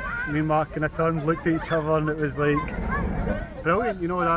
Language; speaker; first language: English; native; English